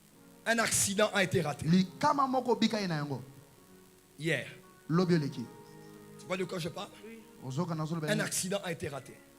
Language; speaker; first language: French; non-native, local second language; Lingala